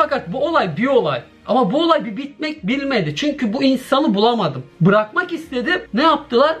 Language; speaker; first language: Turkish; early bilingual, heritage; Turkish